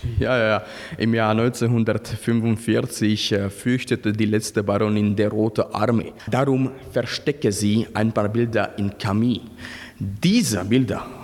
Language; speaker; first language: German; non-native, fluent; Slovak